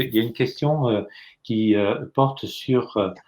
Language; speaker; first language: French; native; French